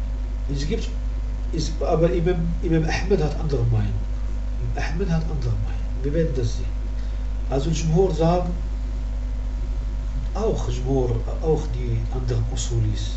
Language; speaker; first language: German; non-native, fluent; Arabic